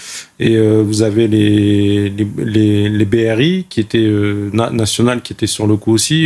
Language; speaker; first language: French; native; French